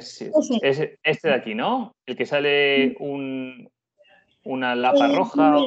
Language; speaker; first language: Spanish; native; Spanish